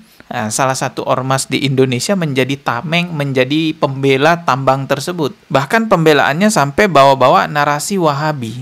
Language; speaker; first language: Indonesian; native; Indonesian